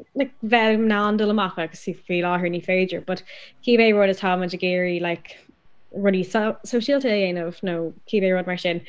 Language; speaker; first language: Irish; non-native, local second language; English